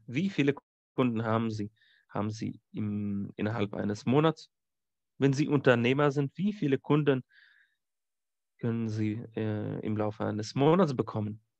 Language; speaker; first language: German; non-native, fluent; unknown